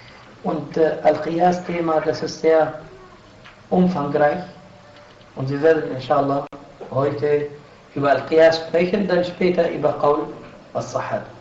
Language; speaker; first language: German; non-native, fluent; Arabic